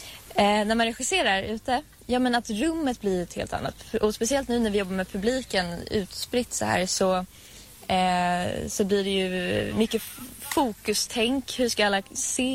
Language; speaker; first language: Swedish; native; Swedish